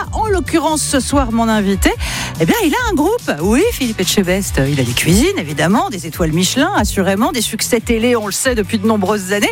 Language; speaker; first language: French; native; French